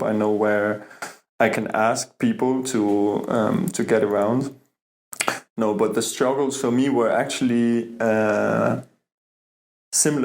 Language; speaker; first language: English; non-native, fluent; German